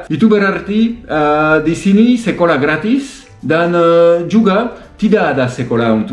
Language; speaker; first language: Indonesian; non-native, learner; French